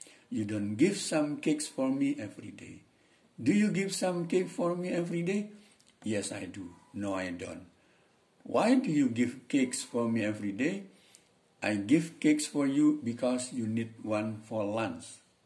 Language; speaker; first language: English; non-native, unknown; Indonesian